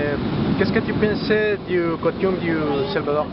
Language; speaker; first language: French; non-native, learner; Spanish